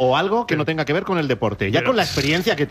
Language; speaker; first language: Spanish; native; Spanish